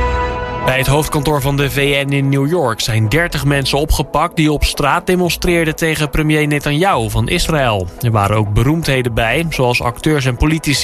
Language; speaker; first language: Dutch; native; Dutch